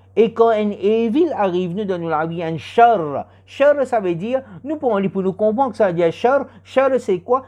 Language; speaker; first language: French; non-native, learner; Morisyen